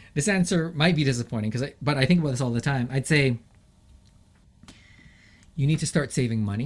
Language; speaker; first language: English; native; English